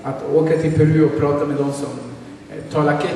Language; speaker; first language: Swedish; non-native, learner; Spanish